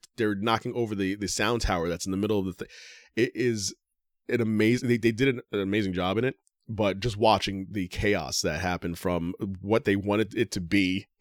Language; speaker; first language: English; native; English